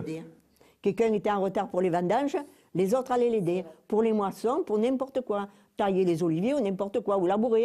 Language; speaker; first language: French; native; French